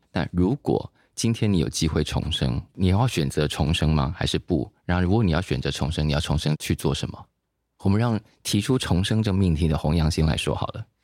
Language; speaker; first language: Chinese; native; Chinese